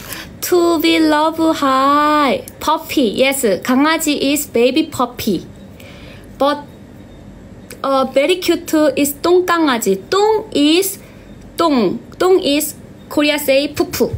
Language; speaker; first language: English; non-native, learner; Korean